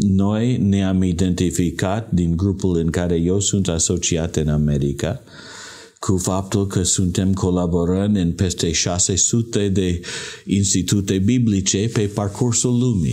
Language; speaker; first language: Romanian; non-native, learner; English